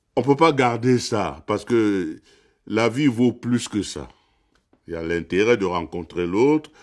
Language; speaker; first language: French; non-native, local second language; Duala